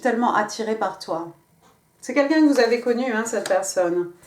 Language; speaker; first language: French; native; French